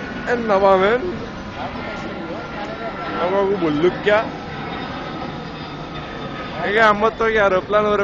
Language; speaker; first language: Greek; native; Greek